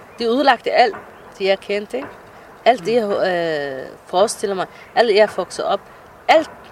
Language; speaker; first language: Danish; non-native, fluent; Somali